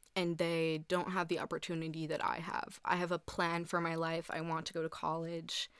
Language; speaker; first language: English; early bilingual, heritage; English